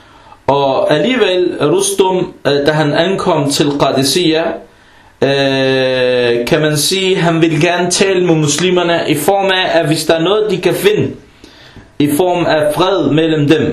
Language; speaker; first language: Danish; early bilingual, other home language; Arabic